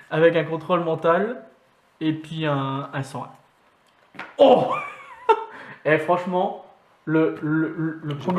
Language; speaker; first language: French; native; French